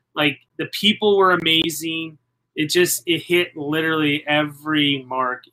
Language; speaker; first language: English; native; English